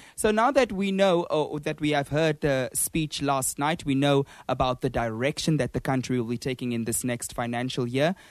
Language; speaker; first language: English; non-native, local second language; Afrikaans